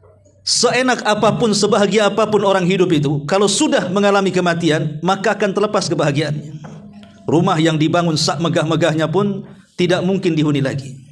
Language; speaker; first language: Indonesian; native; Indonesian